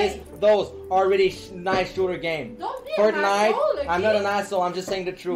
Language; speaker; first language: English; non-native, fluent; French